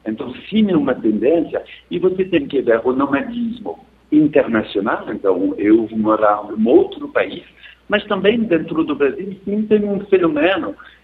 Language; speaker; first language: Portuguese; non-native, fluent; French